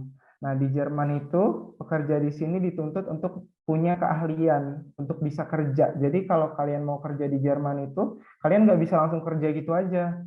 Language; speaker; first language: Indonesian; native; Indonesian